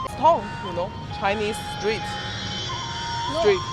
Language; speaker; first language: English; non-native, learner; Chinese